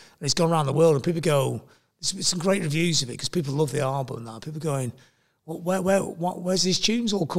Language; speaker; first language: English; native; English